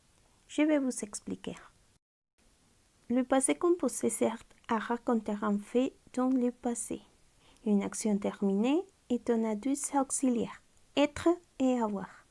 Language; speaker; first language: French; non-native, fluent; Spanish